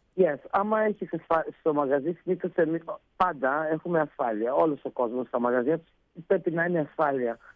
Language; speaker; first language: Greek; early bilingual, heritage; Greek